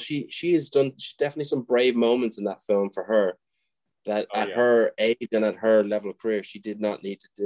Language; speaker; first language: English; native; English